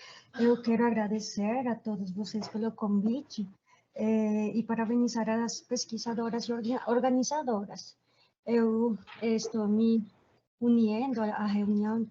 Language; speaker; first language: Portuguese; non-native, fluent; Spanish